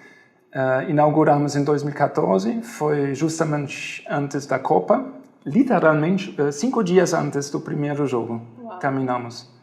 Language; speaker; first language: Portuguese; non-native, fluent; German